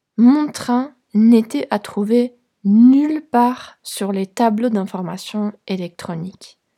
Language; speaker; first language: French; non-native, fluent; Polish